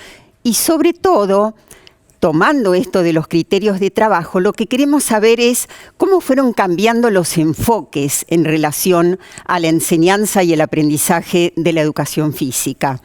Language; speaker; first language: Spanish; native; Spanish